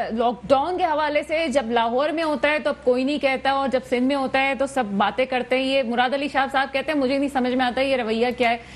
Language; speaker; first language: Urdu; native; Urdu